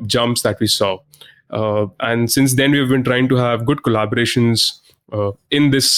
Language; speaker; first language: English; non-native, local second language; Hindi